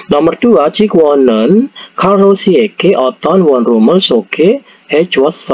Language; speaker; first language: Korean; non-native, fluent; Indonesian